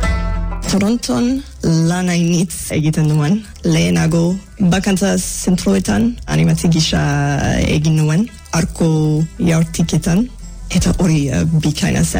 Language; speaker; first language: Basque; non-native, fluent; English